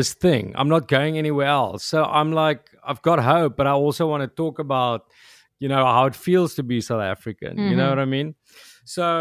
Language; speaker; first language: English; non-native, local second language; Afrikaans